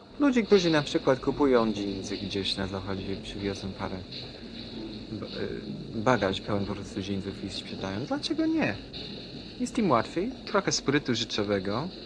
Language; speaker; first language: Polish; non-native, fluent; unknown